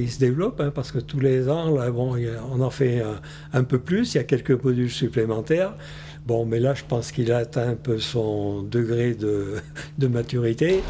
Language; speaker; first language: French; native; French